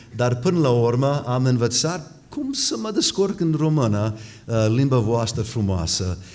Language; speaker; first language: Romanian; non-native, fluent; English